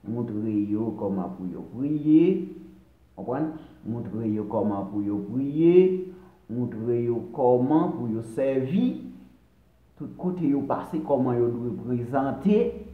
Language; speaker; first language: French; non-native, local second language; Haitian Creole